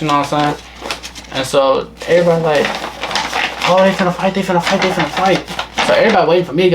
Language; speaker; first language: English; native; English